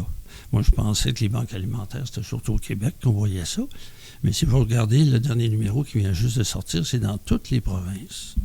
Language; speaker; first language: French; native; French